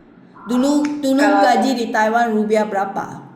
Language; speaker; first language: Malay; non-native, local second language; Chinese